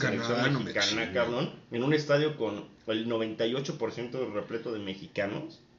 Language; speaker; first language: Spanish; native; Spanish